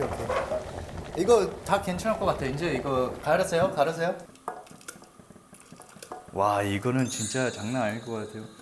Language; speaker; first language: Korean; early bilingual, heritage; Korean